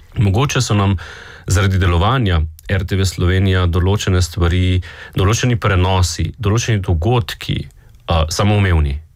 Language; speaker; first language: Slovenian; native; Slovenian